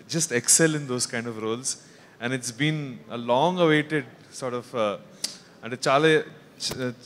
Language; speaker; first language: English; non-native, local second language; Telugu